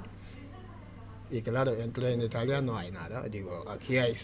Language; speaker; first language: Spanish; non-native, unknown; Wolof